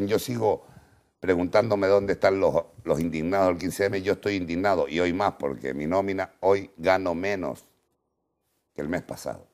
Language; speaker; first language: Spanish; native; Spanish